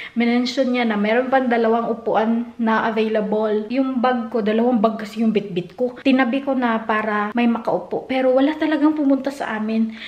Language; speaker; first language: Filipino; non-native, local second language; Cebuano